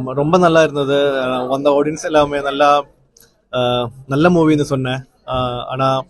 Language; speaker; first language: Tamil; non-native, learner; Malayalam